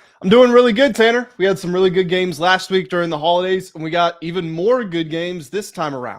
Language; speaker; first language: English; native; English